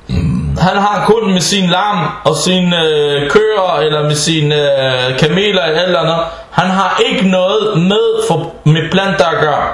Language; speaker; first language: Danish; early bilingual, other home language; Arabic